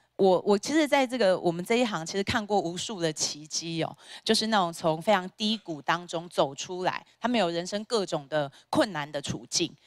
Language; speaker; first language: Chinese; native; Chinese